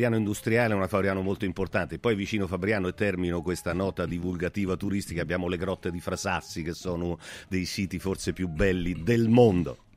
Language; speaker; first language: Italian; native; Italian